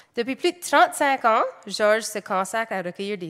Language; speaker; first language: French; native; French